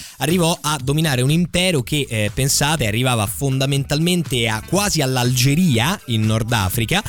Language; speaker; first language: Italian; native; Italian